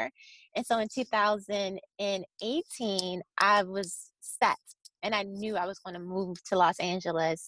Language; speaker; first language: English; native; English